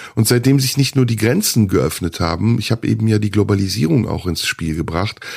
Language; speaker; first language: German; early bilingual, other home language; Turkish